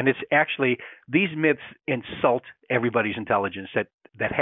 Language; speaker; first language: English; native; English